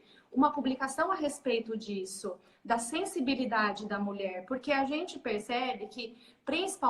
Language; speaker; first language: Portuguese; native; Portuguese